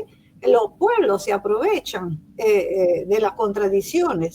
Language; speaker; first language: Spanish; non-native, fluent; Italian